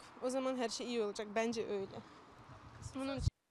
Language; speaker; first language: Turkish; non-native, learner; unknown